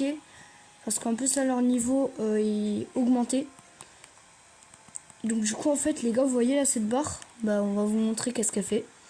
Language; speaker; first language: French; native; French